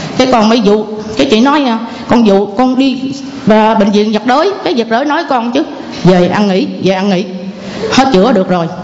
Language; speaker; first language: Vietnamese; non-native, local second language; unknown